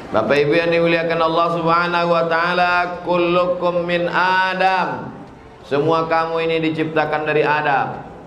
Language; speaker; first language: Indonesian; native; Indonesian